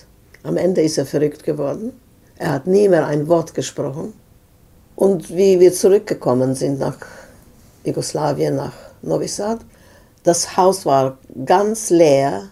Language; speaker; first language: German; non-native, fluent; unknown